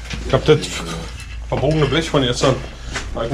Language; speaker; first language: German; native; German